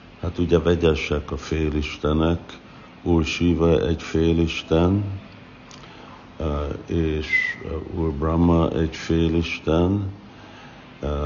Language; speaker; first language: Hungarian; non-native, fluent; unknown